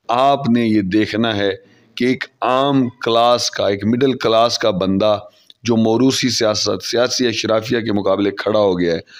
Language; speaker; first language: Urdu; non-native, local second language; Saraiki